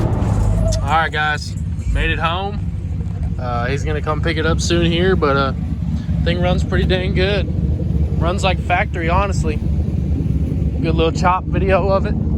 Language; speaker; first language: English; native; English